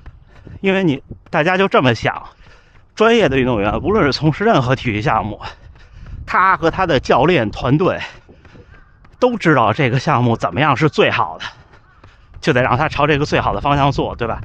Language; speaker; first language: Chinese; native; Chinese